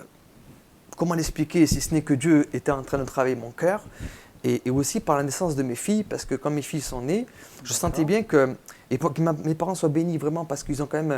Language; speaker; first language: French; native; French